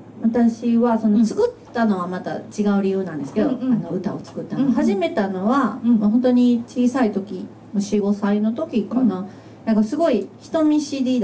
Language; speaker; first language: Japanese; native; Japanese